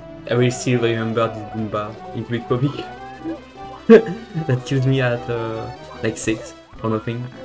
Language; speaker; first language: English; non-native, fluent; French